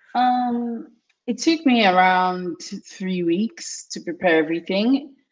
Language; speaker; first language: English; non-native, local second language; Yoruba